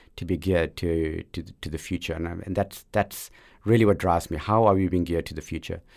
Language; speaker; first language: English; native; English